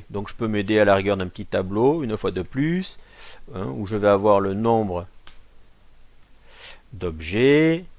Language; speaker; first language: French; native; French